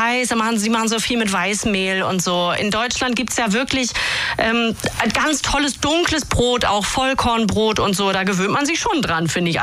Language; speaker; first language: German; native; German